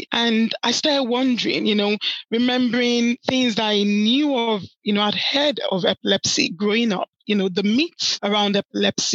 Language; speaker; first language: English; non-native, local second language; Yoruba